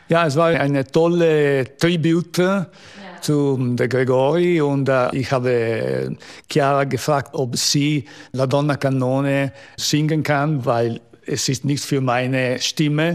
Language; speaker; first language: German; non-native, local second language; Italian